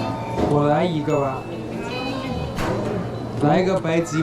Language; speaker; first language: Chinese; non-native, fluent; English